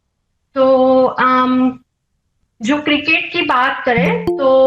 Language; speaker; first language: Hindi; non-native, local second language; Gujarati